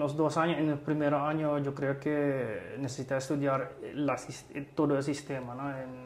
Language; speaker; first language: Spanish; non-native, fluent; English